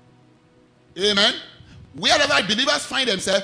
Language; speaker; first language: English; non-native, local second language; Yoruba